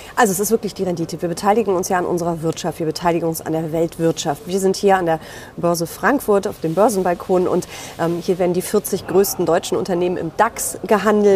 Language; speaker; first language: German; native; German